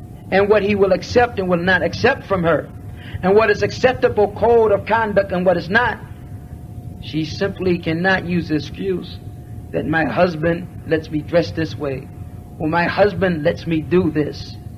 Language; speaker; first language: English; native; English